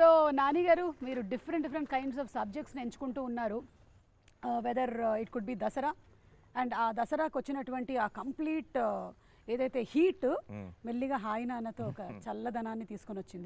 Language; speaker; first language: Telugu; native; Telugu